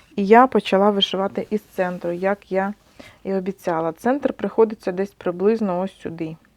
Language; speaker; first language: Ukrainian; non-native, local second language; Russian